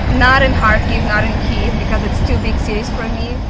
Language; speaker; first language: English; non-native, fluent; Ukrainian